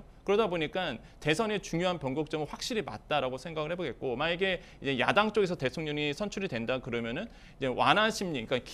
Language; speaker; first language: Korean; native; Korean